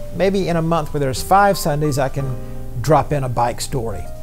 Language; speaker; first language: English; native; English